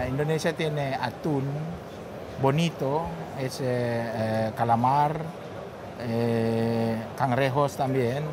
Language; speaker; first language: Spanish; non-native, learner; Indonesian